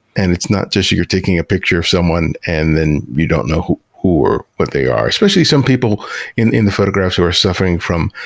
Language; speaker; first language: English; early bilingual, other home language; Spanish